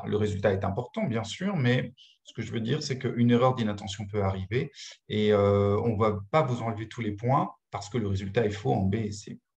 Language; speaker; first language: French; native; French